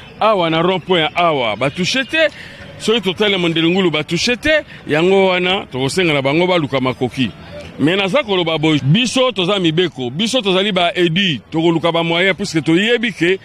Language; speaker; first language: Lingala; native; Lingala